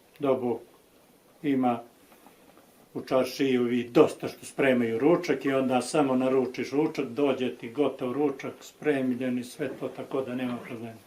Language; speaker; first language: Bosnian; native; Bosnian